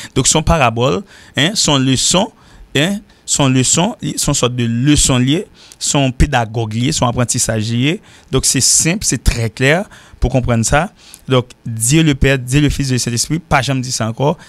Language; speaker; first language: French; native; French